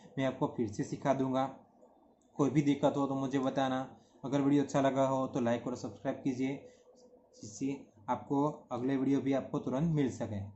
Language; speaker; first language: Hindi; non-native, local second language; Gujarati